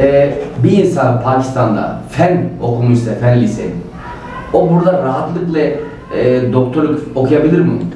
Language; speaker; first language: Turkish; non-native, fluent; Urdu